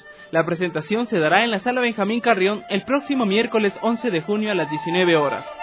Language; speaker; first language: Spanish; native; Spanish